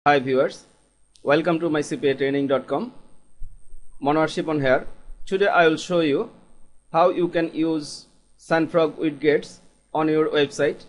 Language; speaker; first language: English; non-native, local second language; Bangla